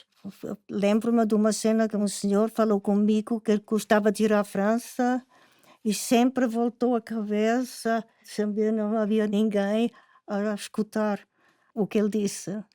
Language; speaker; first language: Portuguese; non-native, fluent; German